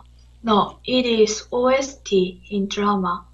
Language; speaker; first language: English; non-native, learner; Korean